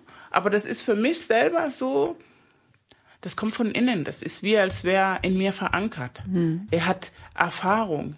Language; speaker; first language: German; non-native, fluent; Spanish